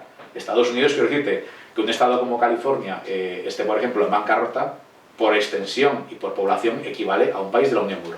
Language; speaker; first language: Spanish; native; Spanish